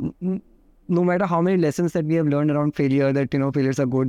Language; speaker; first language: English; non-native, local second language; Hindi